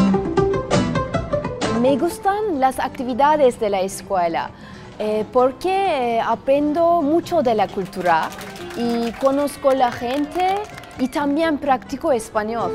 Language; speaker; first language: Spanish; non-native, learner; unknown